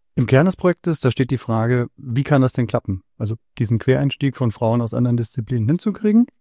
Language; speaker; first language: German; native; German